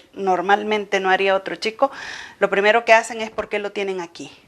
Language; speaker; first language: Spanish; native; Spanish